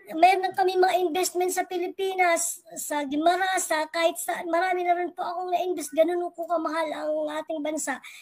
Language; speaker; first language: Filipino; non-native, local second language; Waray